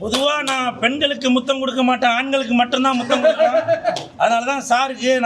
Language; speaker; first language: Tamil; native; Tamil